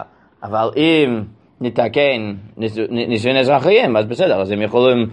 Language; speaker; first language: Hebrew; non-native, fluent; English